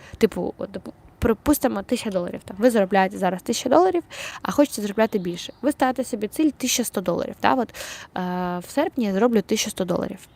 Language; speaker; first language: Ukrainian; non-native, local second language; Russian